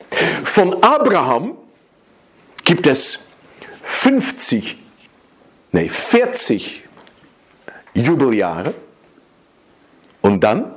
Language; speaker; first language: German; non-native, fluent; Dutch